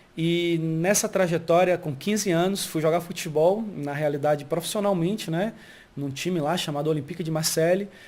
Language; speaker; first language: Portuguese; early bilingual, heritage; Portuguese